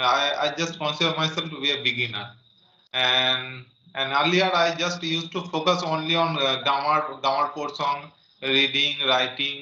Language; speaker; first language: English; non-native, learner; Bangla